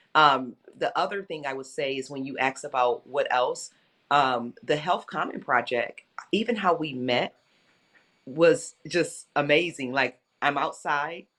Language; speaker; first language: English; native; English